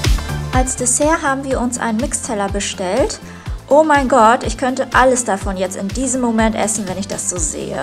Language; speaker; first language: German; native; German